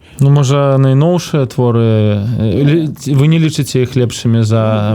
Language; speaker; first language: Belarusian; non-native, local second language; Russian